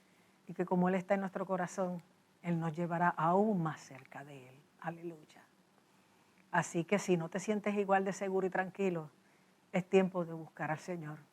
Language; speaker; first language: Spanish; native; Spanish